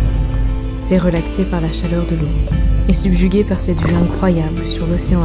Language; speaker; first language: French; native; French